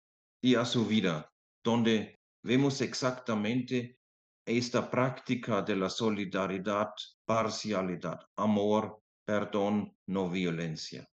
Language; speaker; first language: Spanish; non-native, fluent; German